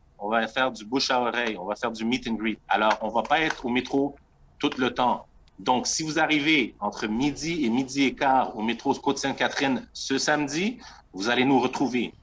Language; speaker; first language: French; non-native, local second language; Spanish